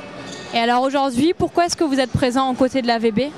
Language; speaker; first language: French; native; French